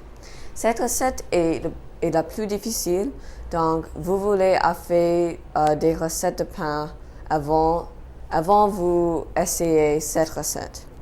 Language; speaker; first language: French; non-native, learner; English